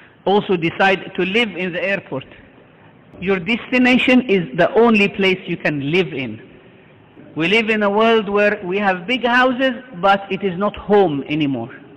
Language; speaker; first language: English; non-native, fluent; Arabic